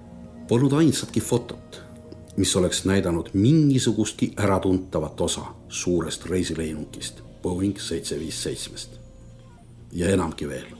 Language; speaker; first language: Estonian; native; Estonian